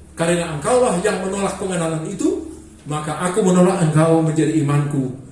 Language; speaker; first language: Indonesian; non-native, local second language; Batak Toba